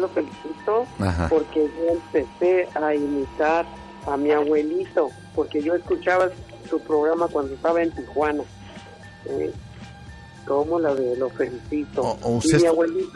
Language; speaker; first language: Spanish; early bilingual, heritage; Spanish